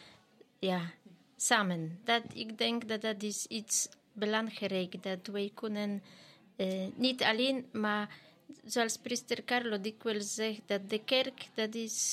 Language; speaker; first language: Dutch; non-native, fluent; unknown